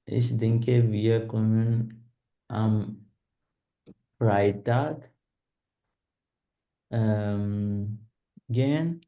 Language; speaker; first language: German; non-native, learner; Punjabi